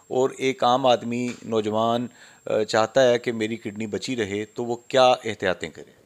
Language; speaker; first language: Urdu; non-native, local second language; Pahari-Potwari